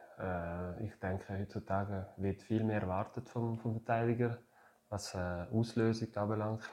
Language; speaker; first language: German; non-native, fluent; French